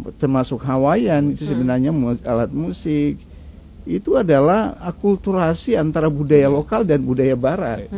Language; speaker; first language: Indonesian; native; Indonesian